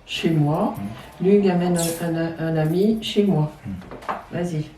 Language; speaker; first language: French; native; French